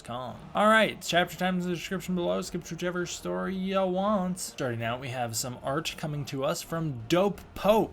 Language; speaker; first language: English; native; English